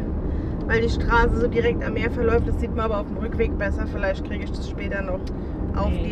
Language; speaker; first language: German; native; German